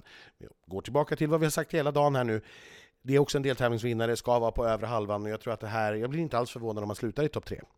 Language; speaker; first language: Swedish; native; Swedish